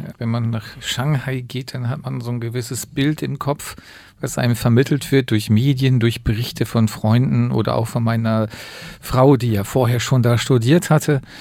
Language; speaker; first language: German; native; German